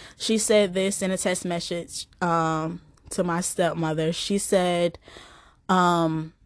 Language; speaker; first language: English; native; English